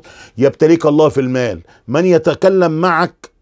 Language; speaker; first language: Arabic; native; Arabic